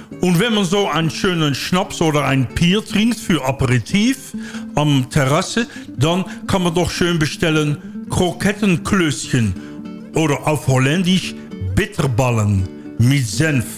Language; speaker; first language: German; non-native, learner; Dutch